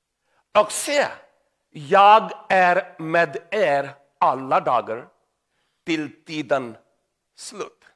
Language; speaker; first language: Swedish; non-native, learner; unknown